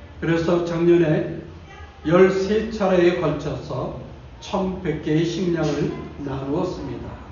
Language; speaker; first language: Korean; native; Korean